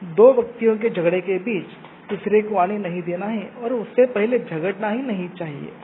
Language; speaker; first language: Hindi; non-native, local second language; Kannada